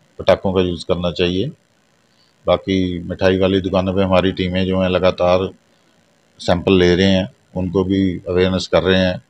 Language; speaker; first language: Hindi; non-native, local second language; Punjabi